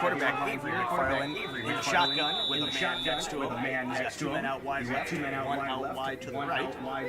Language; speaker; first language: English; native; English